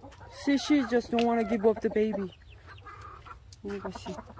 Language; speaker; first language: English; non-native, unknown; Korean